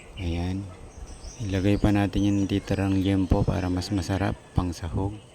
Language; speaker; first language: Filipino; non-native, local second language; Iloko